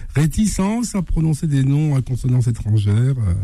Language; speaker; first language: French; native; French